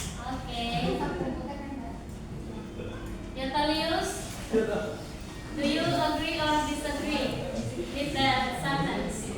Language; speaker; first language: English; non-native, local second language; Indonesian